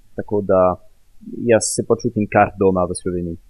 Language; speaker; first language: Slovenian; non-native, fluent; French